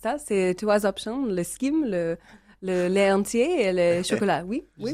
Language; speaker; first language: French; non-native, learner; English